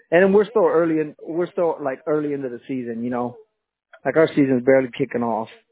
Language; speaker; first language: English; early bilingual, other home language; Spanish